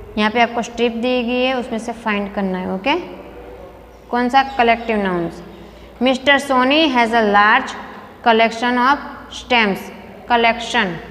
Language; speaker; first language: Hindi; non-native, local second language; Gujarati